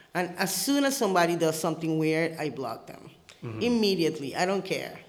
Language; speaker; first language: English; early bilingual, other home language; Spanish